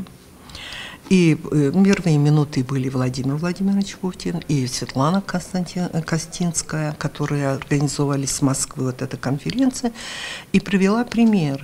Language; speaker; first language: Russian; non-native, local second language; Karachay-Balkar